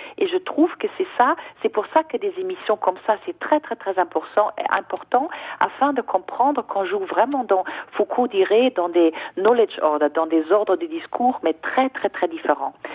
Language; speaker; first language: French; non-native, fluent; German